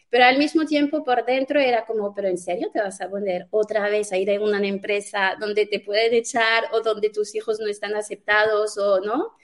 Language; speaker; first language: Spanish; non-native, fluent; French